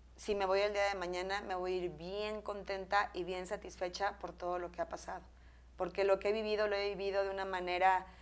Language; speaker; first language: Spanish; native; Spanish